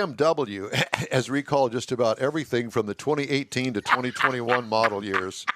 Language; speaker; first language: English; native; English